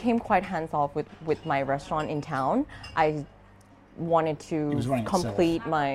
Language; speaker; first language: English; non-native, fluent; Thai